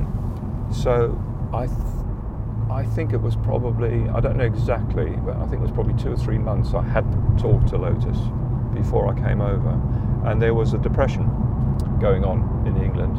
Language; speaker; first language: English; native; English